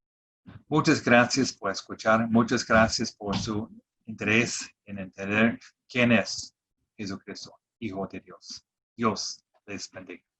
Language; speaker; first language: Spanish; non-native, fluent; English